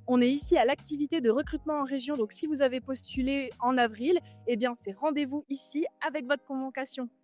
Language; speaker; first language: French; native; French